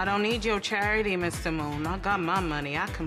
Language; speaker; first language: English; native; English